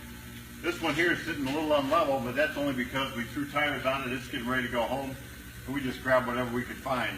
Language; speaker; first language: English; native; English